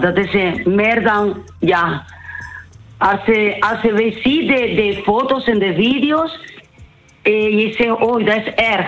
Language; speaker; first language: Dutch; non-native, learner; Spanish